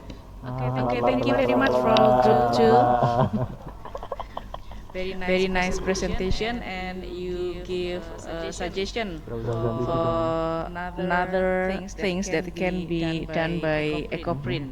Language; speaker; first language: English; non-native, fluent; Indonesian